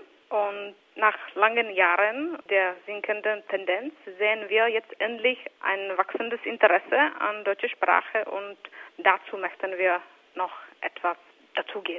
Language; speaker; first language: German; non-native, fluent; Czech